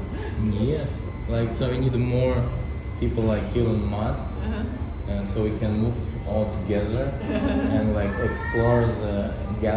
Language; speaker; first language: English; non-native, fluent; Russian